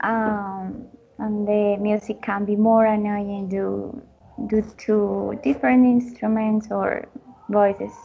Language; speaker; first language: English; non-native, learner; Spanish